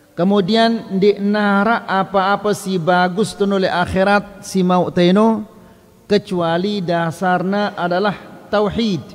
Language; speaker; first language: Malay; non-native, local second language; Sasak